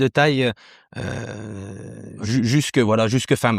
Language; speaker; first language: French; native; French